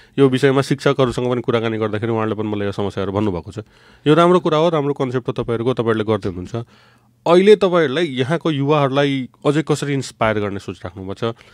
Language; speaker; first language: Nepali; non-native, local second language; Bhojpuri